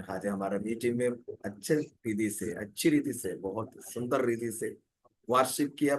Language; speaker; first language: Hindi; non-native, local second language; Malayalam